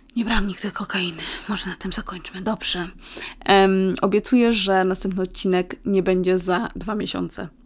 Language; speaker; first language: Polish; native; Polish